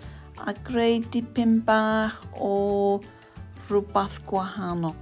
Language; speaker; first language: Welsh; non-native, fluent; English